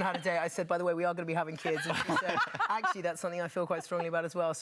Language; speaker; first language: English; native; English